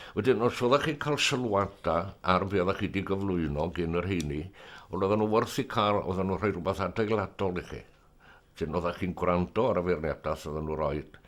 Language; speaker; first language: Welsh; native; Welsh